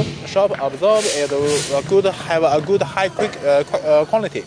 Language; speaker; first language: English; non-native, learner; Chinese